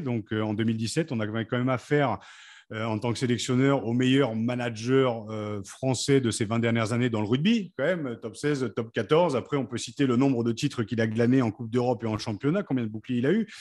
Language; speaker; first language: French; native; French